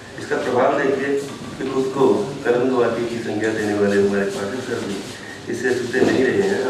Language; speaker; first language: Hindi; native; Hindi